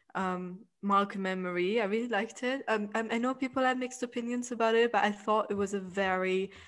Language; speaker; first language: English; non-native, fluent; Italian